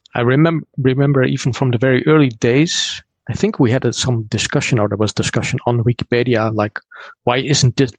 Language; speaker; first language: English; non-native, fluent; Dutch